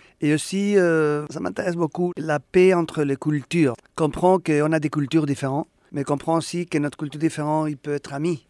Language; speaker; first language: French; non-native, fluent; Spanish